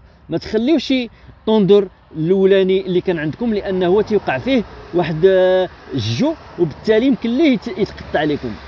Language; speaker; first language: Arabic; native; Arabic